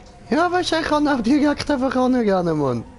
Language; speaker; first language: German; native; German